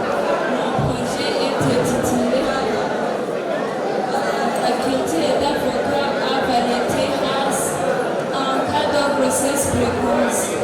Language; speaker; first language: French; non-native, local second language; Rundi